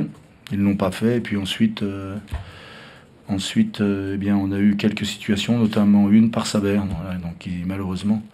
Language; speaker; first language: French; native; French